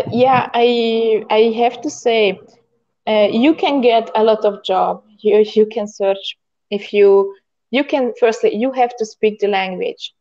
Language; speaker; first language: English; non-native, learner; Hungarian